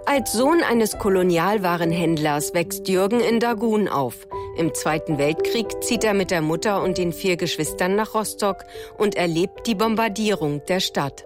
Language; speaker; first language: German; native; German